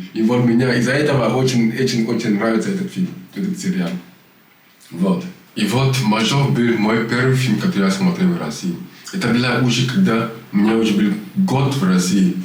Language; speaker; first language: Russian; non-native, learner; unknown